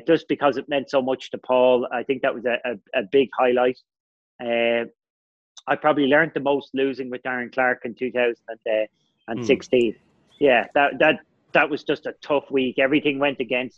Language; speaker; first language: English; native; English